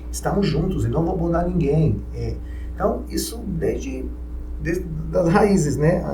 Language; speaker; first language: Portuguese; non-native, fluent; Hebrew